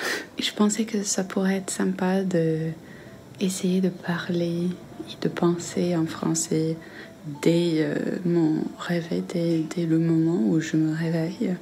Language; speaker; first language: French; non-native, fluent; English